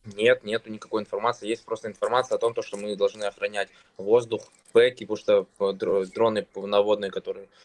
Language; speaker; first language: Russian; native; Russian